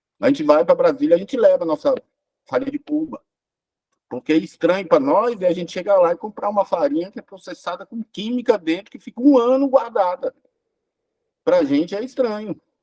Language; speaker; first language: Portuguese; native; Portuguese